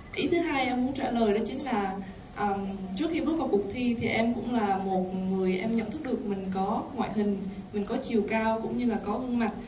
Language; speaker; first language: Vietnamese; native; Vietnamese